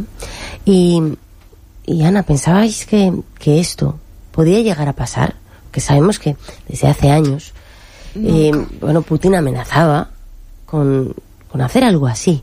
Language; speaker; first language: Spanish; native; Spanish